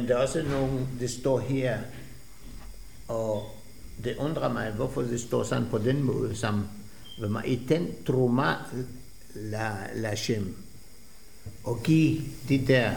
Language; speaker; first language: Danish; non-native, fluent; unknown